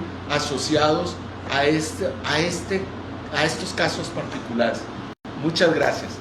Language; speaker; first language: Spanish; native; Spanish